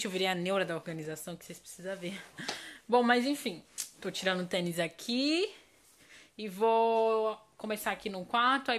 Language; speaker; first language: Portuguese; native; Portuguese